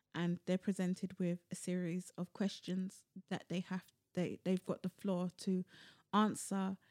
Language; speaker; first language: English; native; English